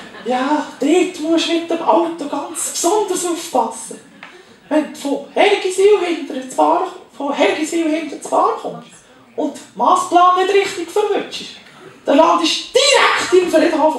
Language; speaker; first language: German; native; German